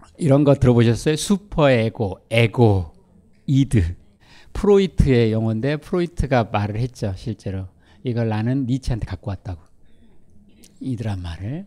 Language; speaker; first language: Korean; native; Korean